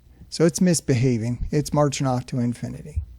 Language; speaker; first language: English; native; English